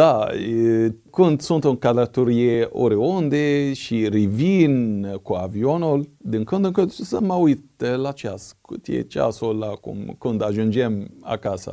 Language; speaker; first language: Romanian; non-native, fluent; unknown